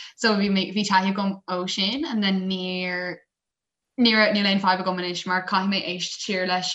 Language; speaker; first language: Irish; non-native, local second language; English